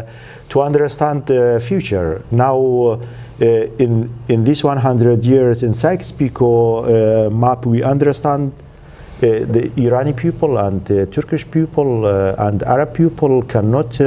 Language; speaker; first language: English; non-native, learner; Central Kurdish